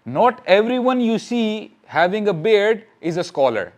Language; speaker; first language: English; non-native, local second language; Urdu